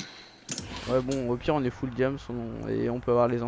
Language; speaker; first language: French; native; French